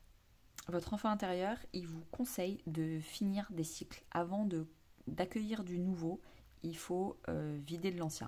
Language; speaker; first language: French; native; French